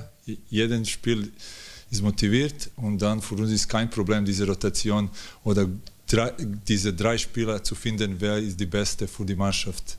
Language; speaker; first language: German; non-native, learner; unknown